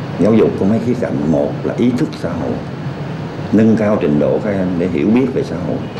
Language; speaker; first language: Vietnamese; native; Vietnamese